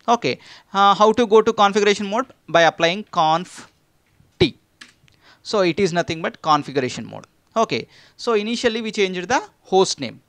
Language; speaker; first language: English; non-native, local second language; Telugu